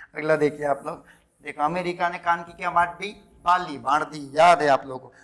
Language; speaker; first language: Hindi; non-native, local second language; Rajasthani